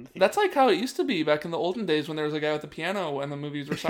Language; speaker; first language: English; native; English